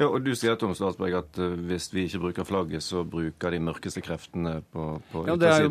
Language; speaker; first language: Norwegian; native; Norwegian